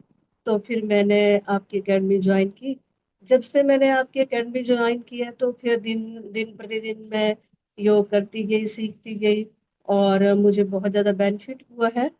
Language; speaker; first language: Hindi; native; Hindi